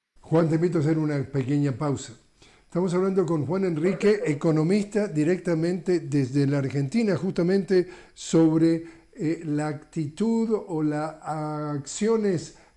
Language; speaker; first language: Spanish; native; Spanish